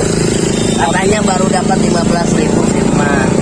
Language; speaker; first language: Indonesian; non-native, local second language; Sundanese